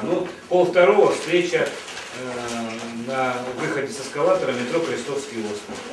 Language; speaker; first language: Russian; native; Russian